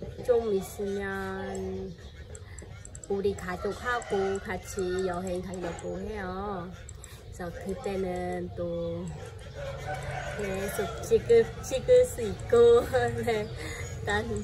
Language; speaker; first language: Korean; non-native, fluent; Khmer